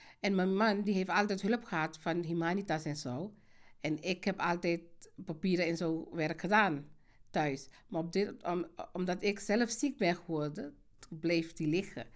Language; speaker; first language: Dutch; non-native, fluent; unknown